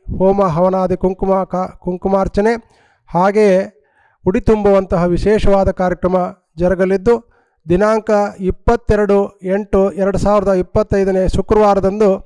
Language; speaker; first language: Kannada; native; Kannada